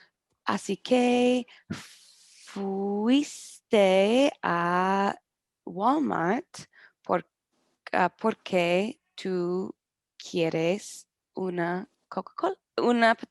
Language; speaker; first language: Spanish; non-native, learner; English